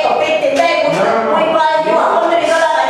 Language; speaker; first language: English; non-native, learner; Spanish